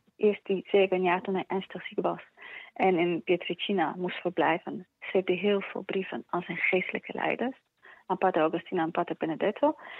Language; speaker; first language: Dutch; early bilingual, other home language; Polish